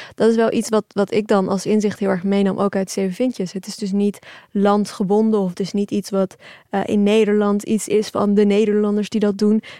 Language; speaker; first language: Dutch; early bilingual, other home language; Turkish